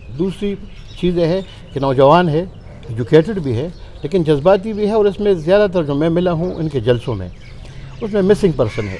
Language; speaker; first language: Urdu; non-native, local second language; Pashto